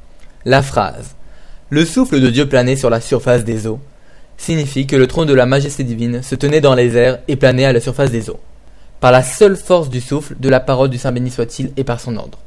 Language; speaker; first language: French; native; French